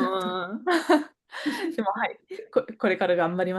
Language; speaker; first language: Japanese; non-native, learner; English